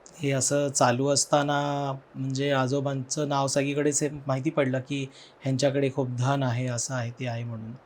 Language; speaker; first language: Marathi; non-native, local second language; Telugu